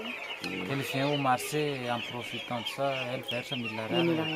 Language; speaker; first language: French; non-native, local second language; Malagasy